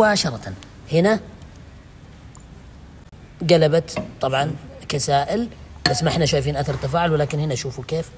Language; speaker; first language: Arabic; native; Arabic